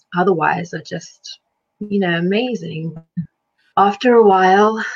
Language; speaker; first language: English; early bilingual, other home language; Lithuanian